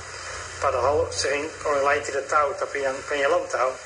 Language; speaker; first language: Indonesian; non-native, fluent; Dutch